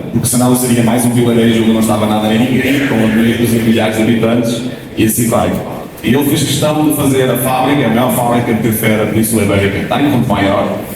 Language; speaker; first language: Portuguese; native; Portuguese